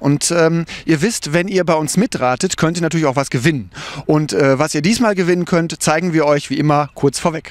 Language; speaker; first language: German; native; German